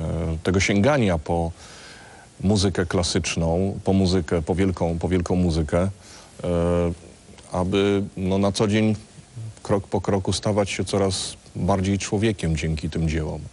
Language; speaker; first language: Polish; native; Polish